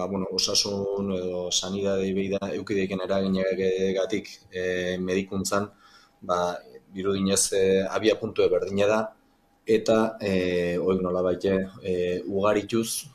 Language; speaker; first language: Basque; native; Basque